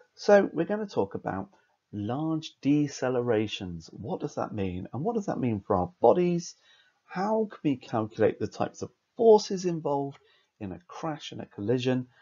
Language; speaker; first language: English; native; English